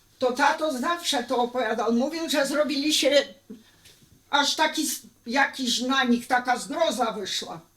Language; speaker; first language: Polish; early bilingual, heritage; Polish